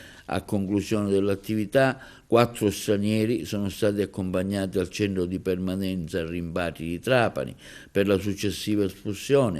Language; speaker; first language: Italian; native; Italian